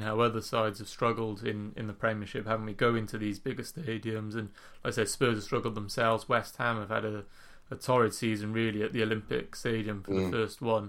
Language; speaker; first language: English; native; English